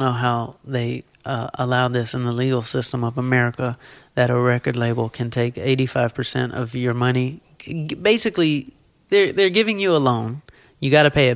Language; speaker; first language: English; native; English